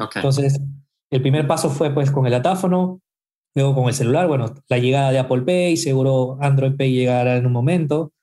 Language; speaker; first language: Spanish; native; Spanish